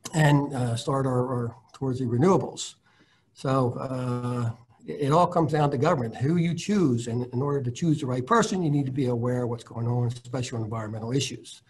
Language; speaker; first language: English; native; English